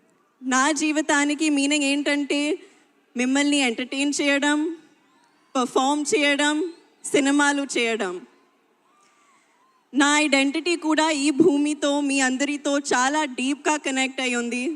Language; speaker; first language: Telugu; non-native, local second language; Hindi